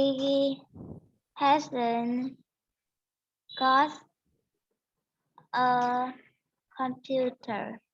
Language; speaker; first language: English; non-native, learner; Vietnamese